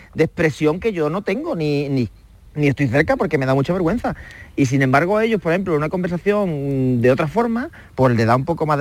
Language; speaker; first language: Spanish; native; Spanish